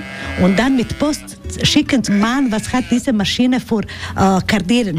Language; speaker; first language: German; non-native, learner; Croatian